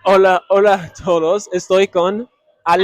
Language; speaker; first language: Spanish; non-native, learner; English